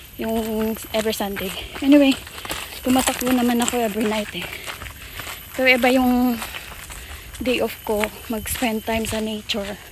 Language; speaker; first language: Filipino; non-native, local second language; Cebuano